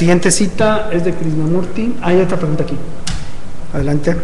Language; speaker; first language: Spanish; native; Spanish